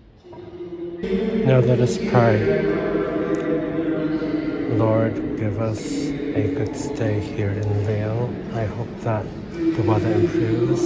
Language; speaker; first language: English; native; English